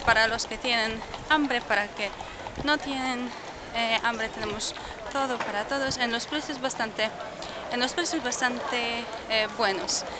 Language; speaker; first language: Spanish; non-native, fluent; Polish